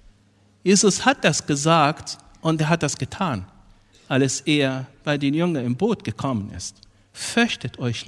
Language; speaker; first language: German; non-native, fluent; Arabic